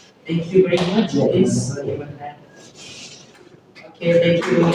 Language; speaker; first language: English; non-native, learner; Indonesian